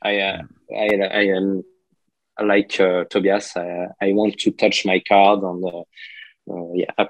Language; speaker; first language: English; non-native, learner; French